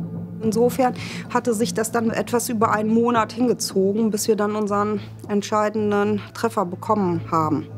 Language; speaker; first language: German; native; German